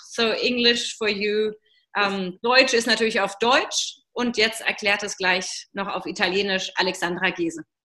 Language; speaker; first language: German; native; German